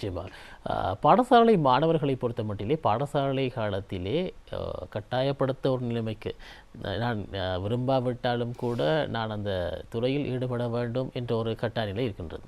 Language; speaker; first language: Tamil; native; Tamil